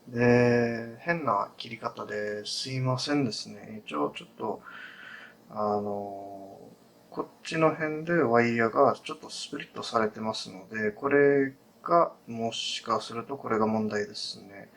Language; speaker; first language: Japanese; non-native, fluent; English